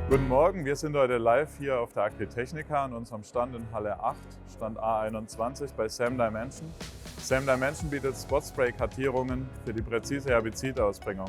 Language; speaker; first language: German; native; German